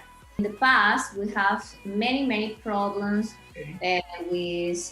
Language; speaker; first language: English; non-native, learner; Spanish